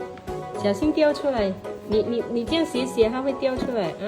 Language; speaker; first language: Chinese; native; Chinese